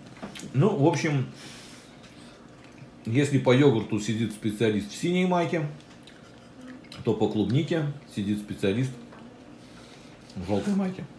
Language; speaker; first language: Russian; native; Russian